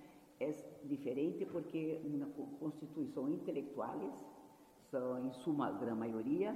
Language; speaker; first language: Spanish; non-native, fluent; Portuguese